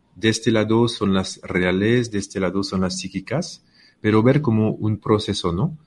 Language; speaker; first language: Spanish; non-native, fluent; French